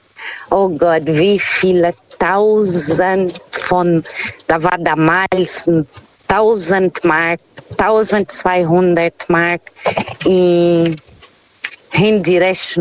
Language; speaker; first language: German; non-native, learner; Portuguese